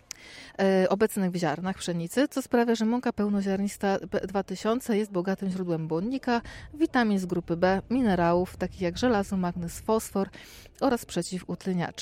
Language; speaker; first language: Polish; native; Polish